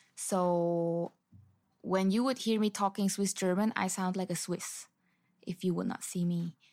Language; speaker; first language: English; non-native, fluent; Swiss German